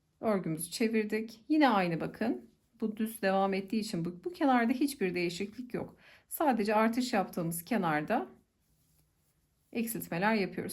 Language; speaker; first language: Turkish; native; Turkish